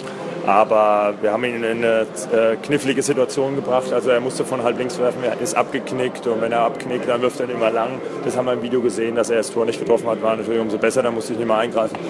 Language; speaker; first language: German; native; German